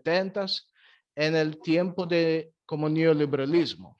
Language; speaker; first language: Spanish; non-native, fluent; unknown